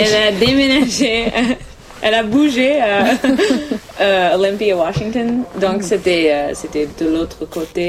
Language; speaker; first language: French; non-native, learner; English